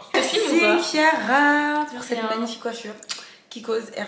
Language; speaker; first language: French; native; French